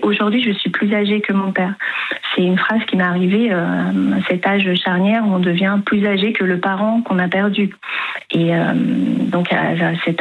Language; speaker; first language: French; native; French